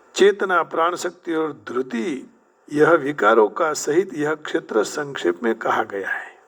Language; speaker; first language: Hindi; non-native, local second language; Gujarati